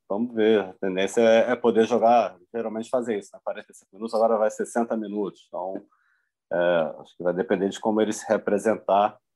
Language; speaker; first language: Portuguese; native; Portuguese